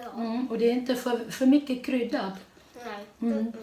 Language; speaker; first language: Swedish; non-native, learner; Thai